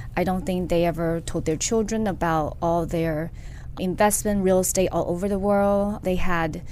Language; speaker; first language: English; early bilingual, other home language; Chinese